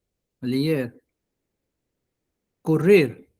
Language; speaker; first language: Spanish; non-native, learner; Arabic